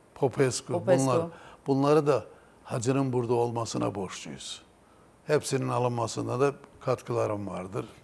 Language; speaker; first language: Turkish; native; Turkish